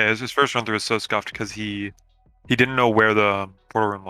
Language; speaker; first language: English; native; English